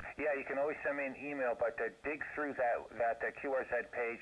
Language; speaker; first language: English; native; English